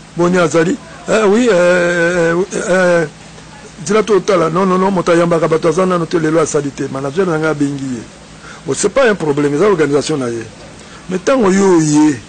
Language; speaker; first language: Lingala; native; Lingala